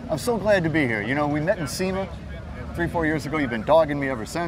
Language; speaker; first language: English; native; English